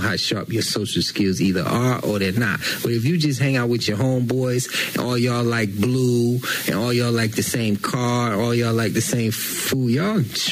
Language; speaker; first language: English; native; English